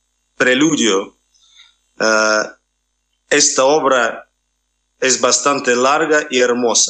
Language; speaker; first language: Spanish; non-native, fluent; Russian